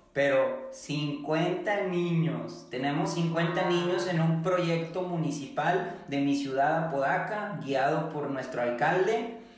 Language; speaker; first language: Spanish; native; Spanish